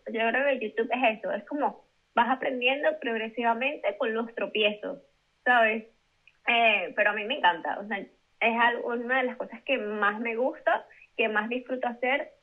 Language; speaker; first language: Spanish; native; Spanish